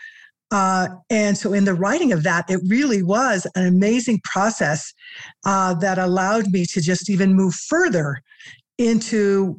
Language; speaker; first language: English; native; English